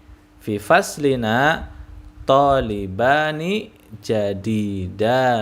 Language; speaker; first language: Arabic; non-native, fluent; Indonesian